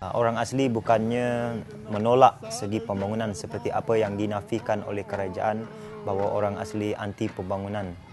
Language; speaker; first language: Malay; non-native, local second language; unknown